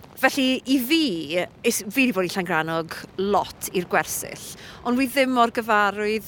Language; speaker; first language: Welsh; native; Welsh